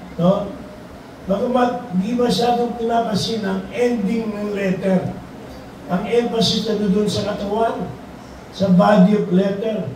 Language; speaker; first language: Filipino; native; Filipino